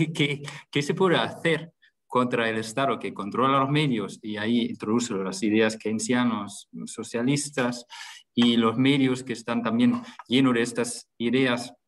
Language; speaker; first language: Spanish; non-native, fluent; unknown